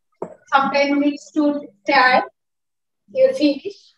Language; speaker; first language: English; non-native, learner; Bangla